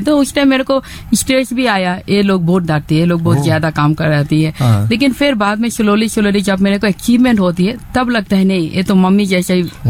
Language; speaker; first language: Hindi; non-native, fluent; Bangla